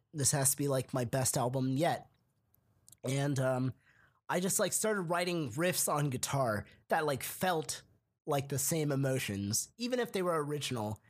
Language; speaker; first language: English; early bilingual, other home language; Hindi